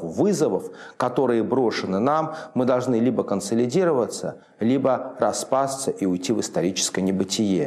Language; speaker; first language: Russian; native; Russian